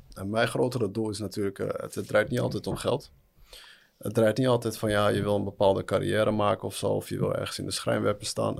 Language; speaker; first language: Dutch; early bilingual, other home language; Arabic